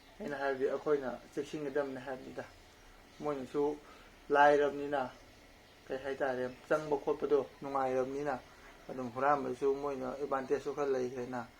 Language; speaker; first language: Manipuri; native; Manipuri